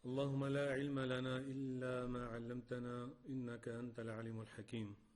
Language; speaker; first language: Arabic; non-native, fluent; Spanish